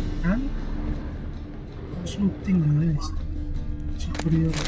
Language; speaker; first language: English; non-native, learner; Indonesian